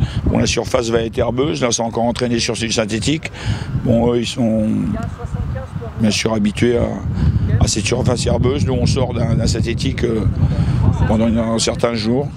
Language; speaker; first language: French; native; French